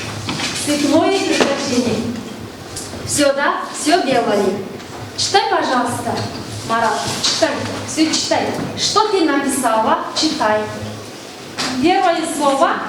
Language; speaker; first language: Russian; non-native, fluent; Mongolian